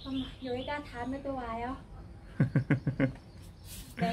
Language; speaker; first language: Korean; non-native, learner; Vietnamese